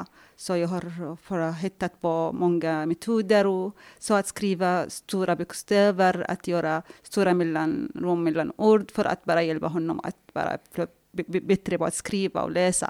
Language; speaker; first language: Swedish; non-native, fluent; Arabic